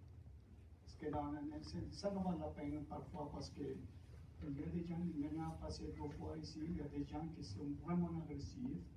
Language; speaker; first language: French; non-native, fluent; Spanish